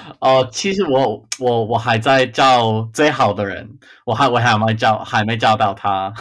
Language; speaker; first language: Chinese; non-native, fluent; English